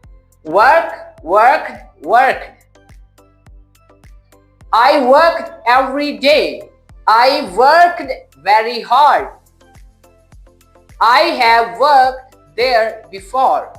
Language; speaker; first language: English; non-native, local second language; Urdu